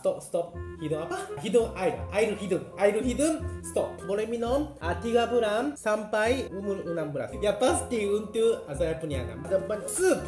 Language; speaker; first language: Malay; non-native, learner; Japanese